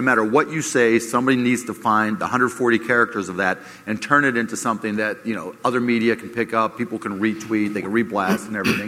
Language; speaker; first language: English; native; English